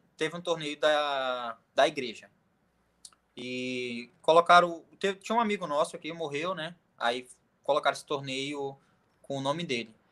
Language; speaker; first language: Portuguese; native; Portuguese